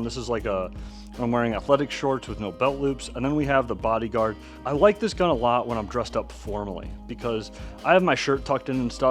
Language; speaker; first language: English; native; English